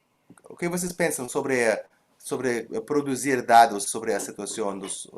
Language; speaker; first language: Portuguese; non-native, fluent; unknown